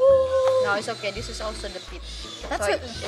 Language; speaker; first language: English; non-native, fluent; Indonesian